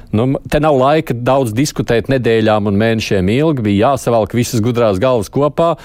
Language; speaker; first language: Latvian; native; Latvian